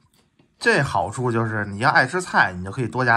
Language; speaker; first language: Chinese; native; Chinese